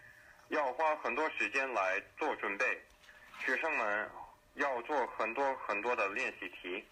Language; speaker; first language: Chinese; early bilingual, heritage; Chinese